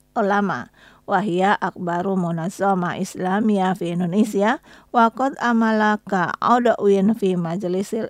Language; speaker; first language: Arabic; non-native, fluent; Indonesian